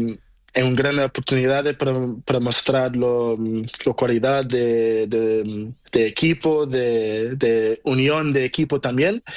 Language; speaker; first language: Spanish; non-native, learner; Portuguese